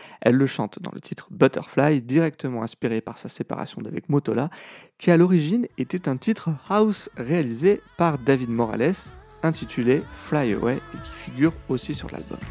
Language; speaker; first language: French; native; French